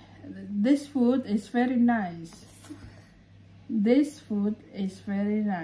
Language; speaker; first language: English; non-native, fluent; Indonesian